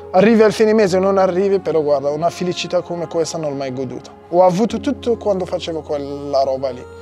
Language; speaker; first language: Italian; non-native, fluent; Arabic